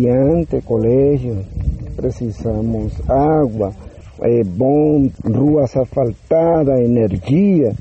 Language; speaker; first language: Portuguese; non-native, learner; Spanish